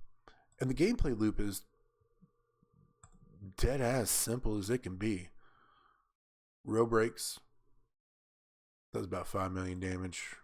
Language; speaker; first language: English; native; English